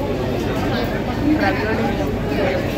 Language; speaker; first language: Spanish; non-native, fluent; French